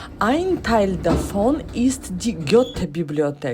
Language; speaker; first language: German; non-native, fluent; Ukrainian